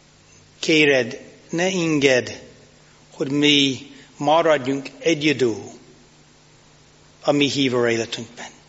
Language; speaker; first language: Hungarian; non-native, fluent; English